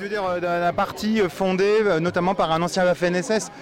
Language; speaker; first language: French; native; French